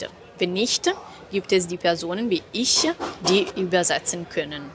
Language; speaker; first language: German; non-native, fluent; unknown